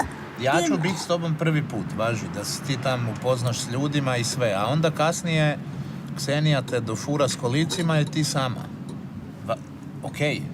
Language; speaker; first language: Croatian; native; Croatian